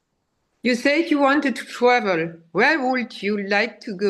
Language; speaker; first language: English; non-native, learner; French